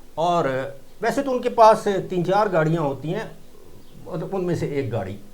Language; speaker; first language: Urdu; non-native, local second language; Northern Hindko